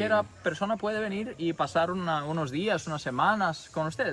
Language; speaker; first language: Spanish; non-native, fluent; Greek